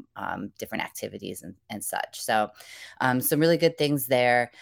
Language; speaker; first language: English; native; English